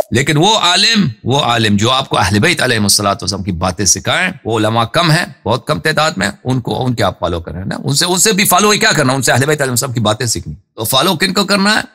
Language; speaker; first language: Urdu; non-native, fluent; Persian